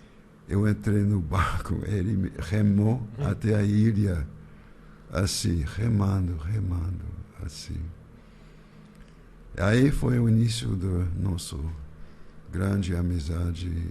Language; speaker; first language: Portuguese; non-native, fluent; English